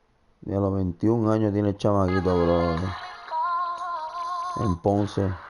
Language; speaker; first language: Spanish; native; Spanish